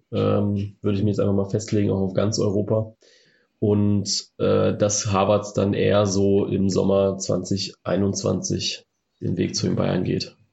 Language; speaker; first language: German; native; German